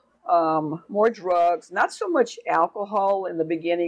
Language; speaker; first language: English; native; English